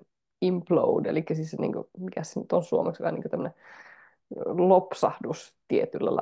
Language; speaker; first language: Finnish; native; Finnish